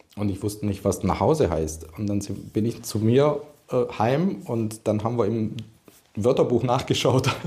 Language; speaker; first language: German; early bilingual, other home language; Hungarian